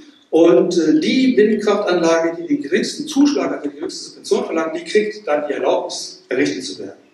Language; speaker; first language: German; native; German